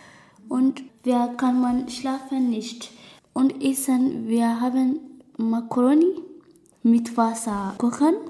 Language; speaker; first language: German; non-native, learner; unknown